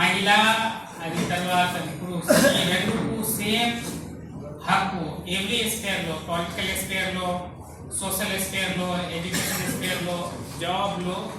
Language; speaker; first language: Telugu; non-native, learner; Hindi